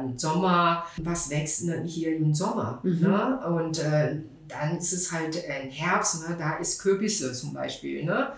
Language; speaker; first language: German; non-native, fluent; Chinese